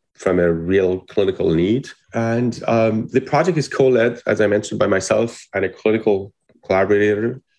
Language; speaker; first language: English; non-native, fluent; Persian